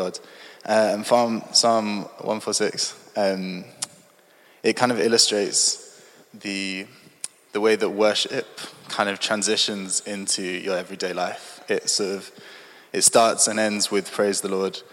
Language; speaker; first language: English; native; English